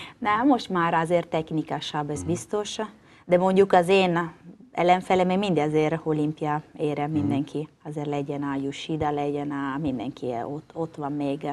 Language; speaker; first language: Hungarian; non-native, learner; Italian